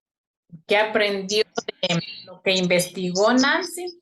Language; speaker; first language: Spanish; native; Spanish